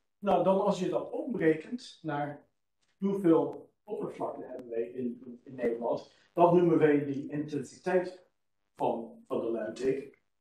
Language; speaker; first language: Dutch; non-native, fluent; English